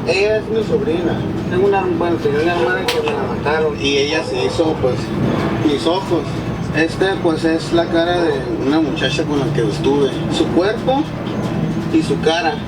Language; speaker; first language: Spanish; native; Spanish